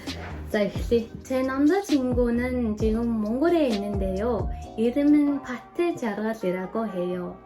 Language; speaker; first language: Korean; non-native, fluent; Mongolian